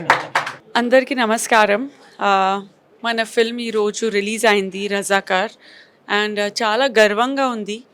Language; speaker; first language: Telugu; non-native, fluent; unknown